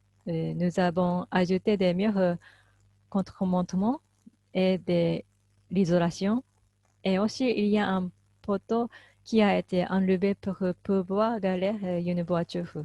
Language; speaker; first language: French; non-native, fluent; Japanese